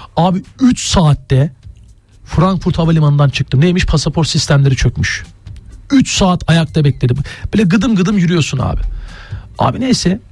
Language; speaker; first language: Turkish; native; Turkish